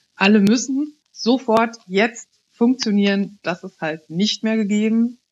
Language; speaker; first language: German; early bilingual, other home language; Italian